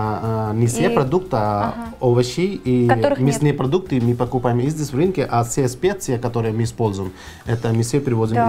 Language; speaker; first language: Russian; non-native, fluent; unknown